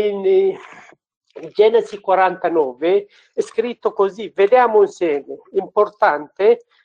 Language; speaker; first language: Italian; non-native, learner; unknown